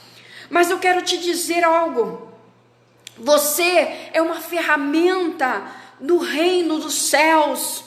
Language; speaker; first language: Portuguese; native; Portuguese